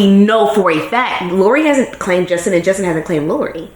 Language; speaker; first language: English; native; English